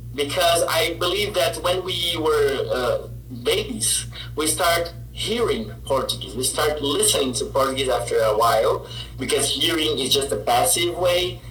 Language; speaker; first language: English; non-native, fluent; Portuguese